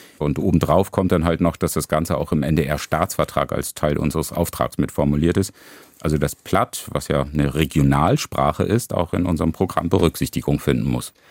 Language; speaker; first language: German; native; German